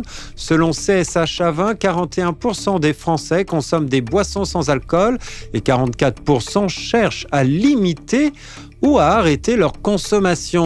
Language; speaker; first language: French; native; French